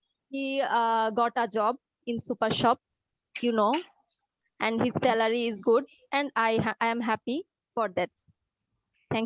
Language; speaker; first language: English; non-native, learner; Bangla